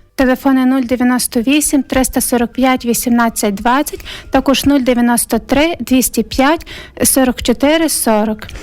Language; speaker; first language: Ukrainian; native; Ukrainian